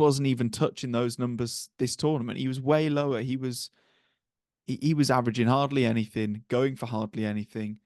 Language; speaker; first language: English; native; English